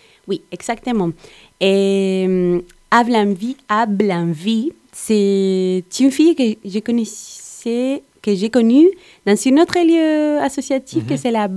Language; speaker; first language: French; non-native, learner; Spanish